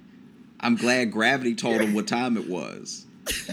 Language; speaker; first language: English; native; English